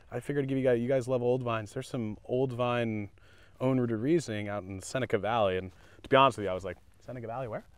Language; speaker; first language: English; native; English